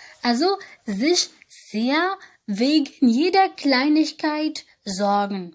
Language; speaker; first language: German; non-native, fluent; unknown